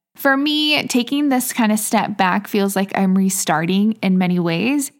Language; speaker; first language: English; native; English